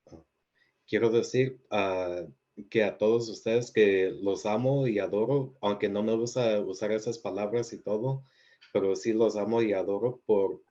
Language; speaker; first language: Spanish; early bilingual, heritage; Spanish